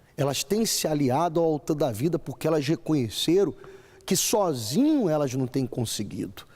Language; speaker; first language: Portuguese; native; Portuguese